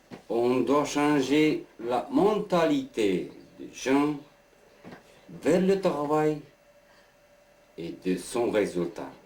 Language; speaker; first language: French; non-native, learner; Romanian